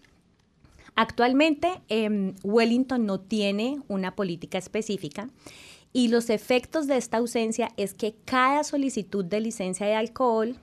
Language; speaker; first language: Spanish; native; Spanish